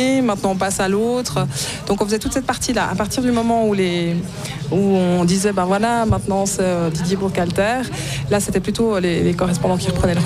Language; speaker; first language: French; native; French